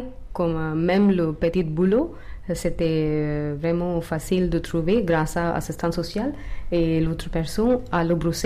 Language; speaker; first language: French; non-native, learner; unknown